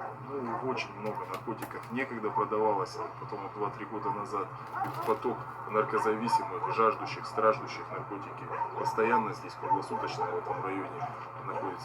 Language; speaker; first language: Russian; native; Russian